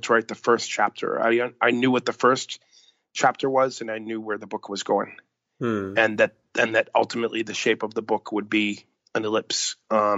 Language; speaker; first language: English; native; English